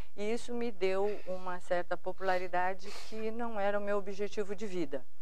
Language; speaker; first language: Portuguese; native; Portuguese